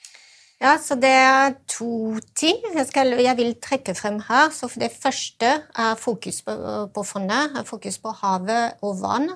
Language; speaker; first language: Norwegian; non-native, fluent; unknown